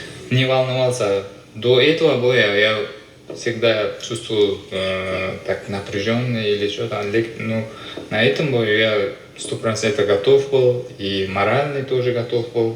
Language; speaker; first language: Russian; non-native, local second language; Uzbek